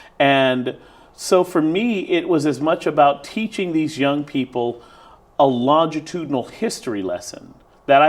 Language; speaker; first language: English; native; English